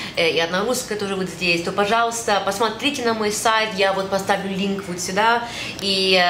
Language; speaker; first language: Russian; early bilingual, other home language; German